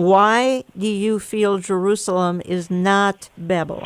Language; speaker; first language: English; native; English